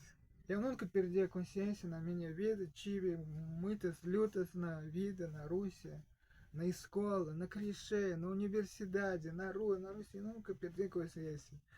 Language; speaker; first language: Portuguese; non-native, fluent; Russian